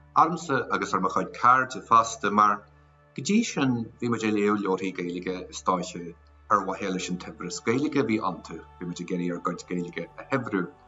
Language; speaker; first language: Irish; native; Irish